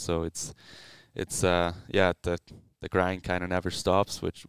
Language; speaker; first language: English; non-native, fluent; Swiss German